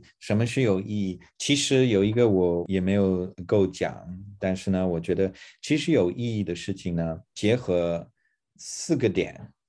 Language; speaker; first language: Chinese; non-native, fluent; English